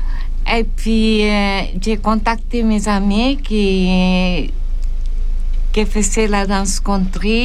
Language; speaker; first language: French; non-native, learner; Filipino